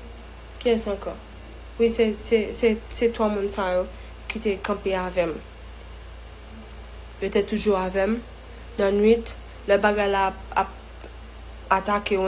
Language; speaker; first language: French; non-native, local second language; Haitian Creole